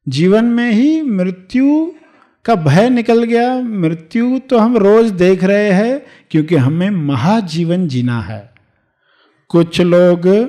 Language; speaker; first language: Hindi; native; Hindi